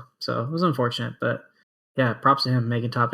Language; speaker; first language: English; native; English